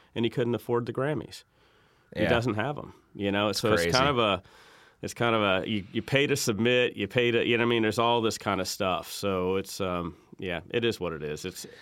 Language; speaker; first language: English; native; English